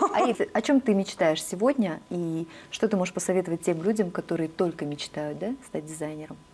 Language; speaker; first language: Russian; native; Russian